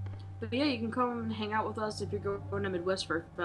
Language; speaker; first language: English; native; English